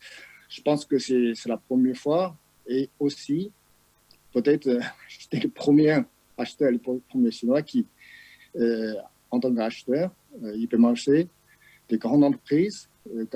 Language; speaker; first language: French; non-native, fluent; Chinese